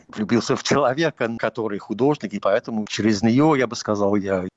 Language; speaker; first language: Russian; non-native, fluent; English